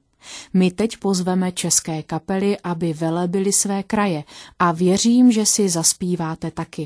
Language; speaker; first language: Czech; native; Czech